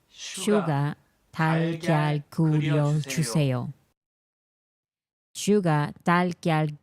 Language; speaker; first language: Korean; non-native, learner; Spanish